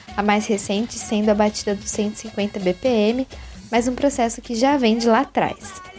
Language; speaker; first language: Portuguese; native; Portuguese